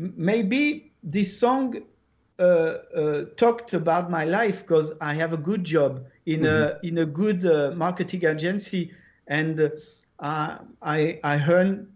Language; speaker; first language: English; non-native, learner; French